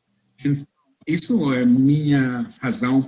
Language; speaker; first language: Portuguese; non-native, fluent; English